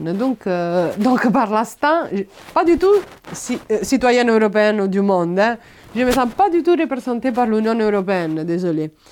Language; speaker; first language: French; non-native, fluent; Italian